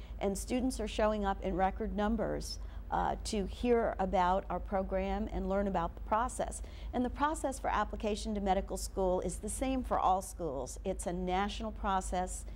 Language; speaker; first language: English; native; English